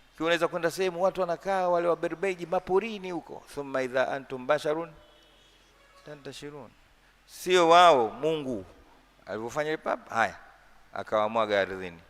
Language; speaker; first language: Swahili; native; Swahili